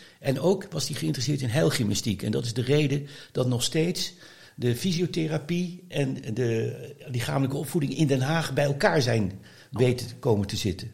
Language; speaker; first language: Dutch; native; Dutch